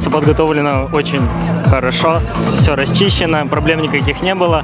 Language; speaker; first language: Russian; native; Russian